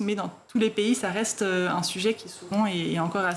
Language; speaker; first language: French; native; French